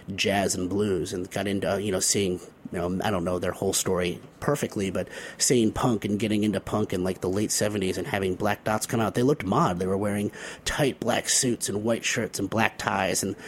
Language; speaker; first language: English; native; English